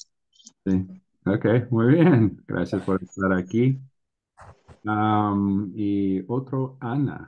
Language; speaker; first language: Spanish; non-native, learner; English